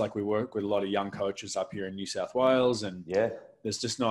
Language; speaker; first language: English; native; English